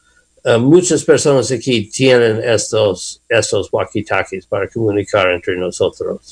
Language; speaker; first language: Spanish; non-native, learner; English